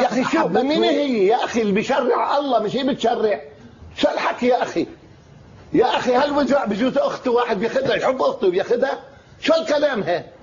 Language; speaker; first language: Arabic; native; Arabic